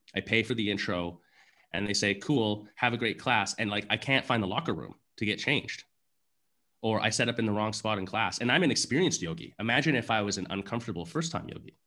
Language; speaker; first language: English; native; English